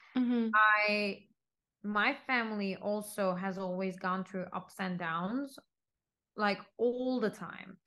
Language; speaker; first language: English; non-native, fluent; Turkish